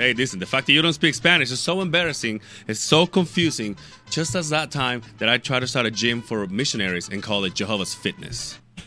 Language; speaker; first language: English; native; English